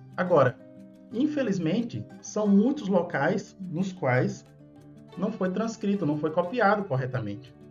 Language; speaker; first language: Portuguese; native; Portuguese